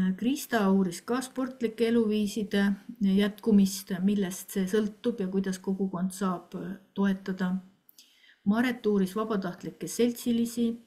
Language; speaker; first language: Estonian; native; Estonian